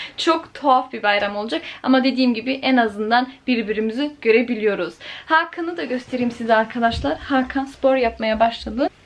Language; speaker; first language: Turkish; early bilingual, heritage; Turkish